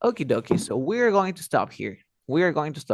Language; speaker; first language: English; non-native, fluent; Spanish